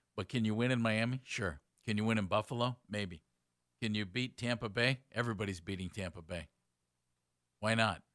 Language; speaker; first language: English; native; English